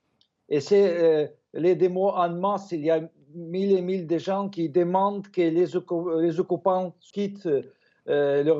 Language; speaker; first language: French; non-native, fluent; Ukrainian